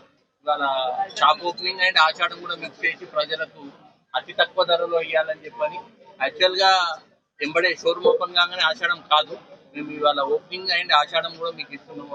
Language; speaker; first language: Telugu; native; Telugu